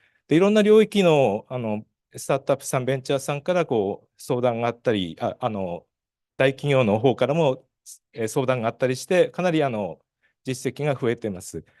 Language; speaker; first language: Japanese; native; Japanese